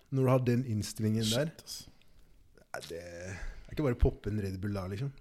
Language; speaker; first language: Norwegian; early bilingual, other home language; Igbo